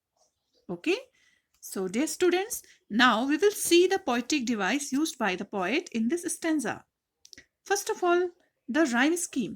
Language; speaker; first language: English; non-native, local second language; Hindi